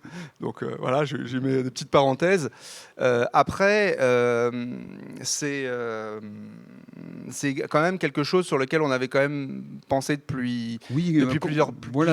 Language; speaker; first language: French; native; French